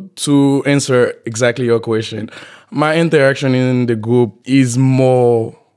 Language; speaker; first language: English; non-native, fluent; Haitian Creole